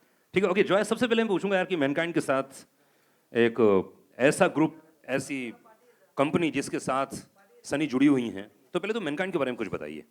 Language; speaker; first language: Hindi; native; Hindi